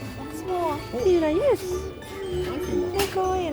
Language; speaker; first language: Swedish; non-native, learner; Japanese